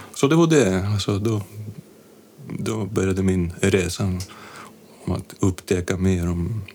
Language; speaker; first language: Swedish; non-native, fluent; Greek